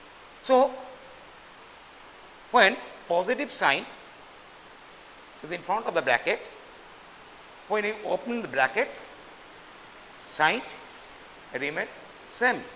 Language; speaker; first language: English; non-native, local second language; Bangla